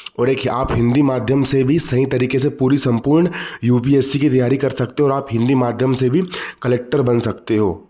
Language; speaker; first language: Hindi; native; Hindi